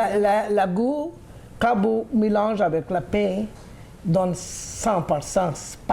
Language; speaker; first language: French; non-native, learner; Bangla